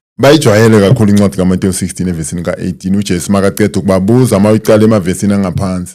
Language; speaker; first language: Zulu; native; Zulu